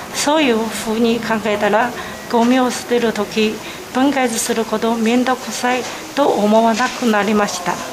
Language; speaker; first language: Japanese; non-native, learner; Chinese